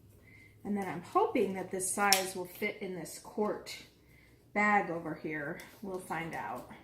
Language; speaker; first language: English; native; English